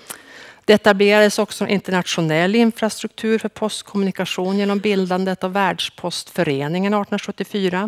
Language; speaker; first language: Swedish; native; Swedish